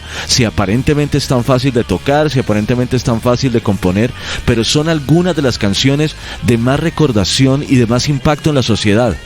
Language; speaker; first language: Spanish; native; Spanish